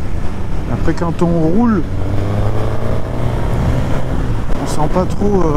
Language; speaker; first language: French; native; French